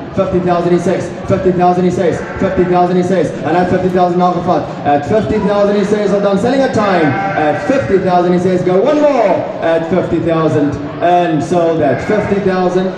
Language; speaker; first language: English; non-native, local second language; Afrikaans